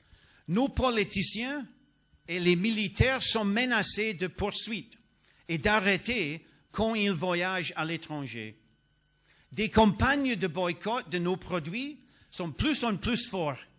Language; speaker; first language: French; non-native, learner; English